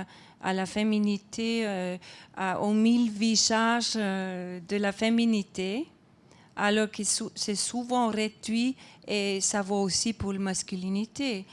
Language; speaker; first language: French; non-native, fluent; Icelandic